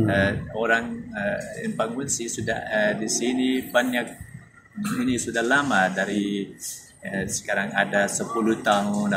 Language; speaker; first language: Indonesian; non-native, learner; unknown